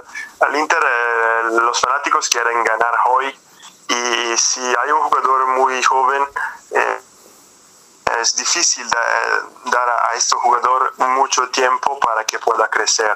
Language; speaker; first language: Spanish; non-native, fluent; Italian